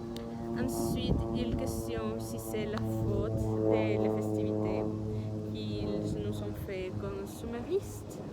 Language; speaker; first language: French; non-native, learner; Spanish